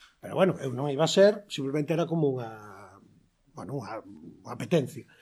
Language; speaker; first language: Galician; native; Galician